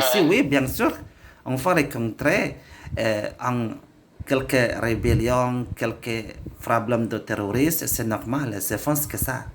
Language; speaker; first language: French; non-native, learner; Indonesian